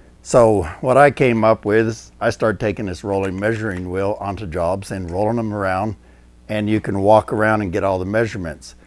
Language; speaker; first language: English; native; English